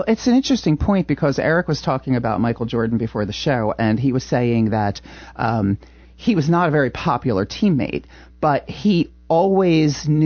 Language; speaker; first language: English; native; English